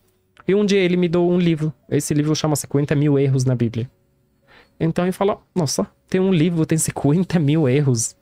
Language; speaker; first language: Portuguese; non-native, learner; Arabic